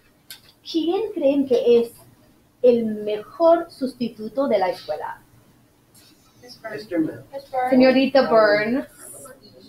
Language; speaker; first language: Spanish; non-native, fluent; English